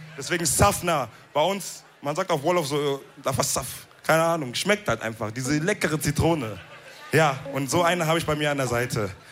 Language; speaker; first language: German; early bilingual, other home language; Wolof